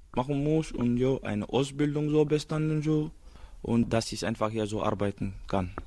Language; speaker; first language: German; non-native, fluent; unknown